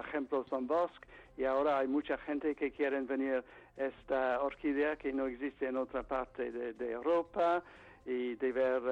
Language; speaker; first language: Spanish; non-native, fluent; English